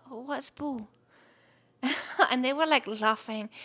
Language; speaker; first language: English; non-native, fluent; Polish